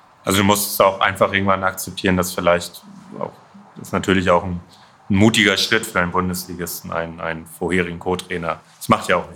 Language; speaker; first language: German; native; German